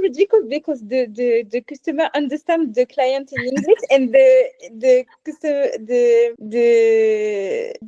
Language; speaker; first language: English; non-native, learner; French